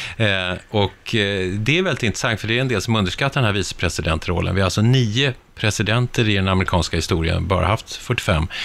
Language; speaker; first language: Swedish; native; Swedish